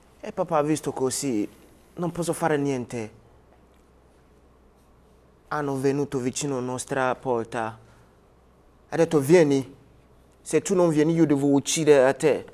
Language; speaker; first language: Italian; non-native, learner; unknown